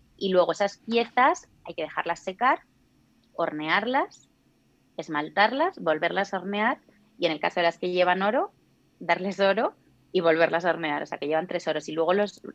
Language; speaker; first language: Spanish; native; Spanish